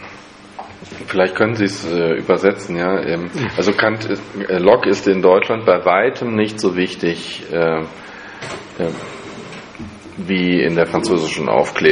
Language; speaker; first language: German; non-native, fluent; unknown